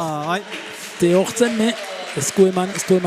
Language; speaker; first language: Basque; native; Basque